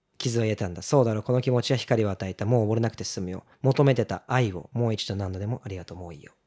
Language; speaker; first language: Japanese; early bilingual, other home language; Portuguese